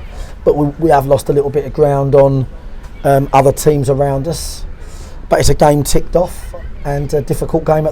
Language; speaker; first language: English; native; English